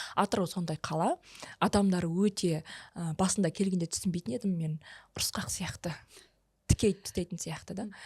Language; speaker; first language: Kazakh; early bilingual, heritage; Kazakh